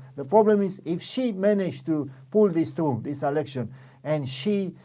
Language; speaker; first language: English; non-native, fluent; Romanian